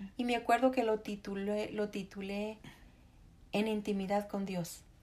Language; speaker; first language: Spanish; native; Spanish